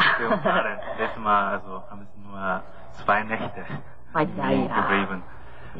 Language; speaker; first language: German; non-native, learner; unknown